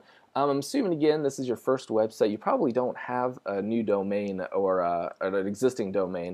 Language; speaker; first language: English; native; English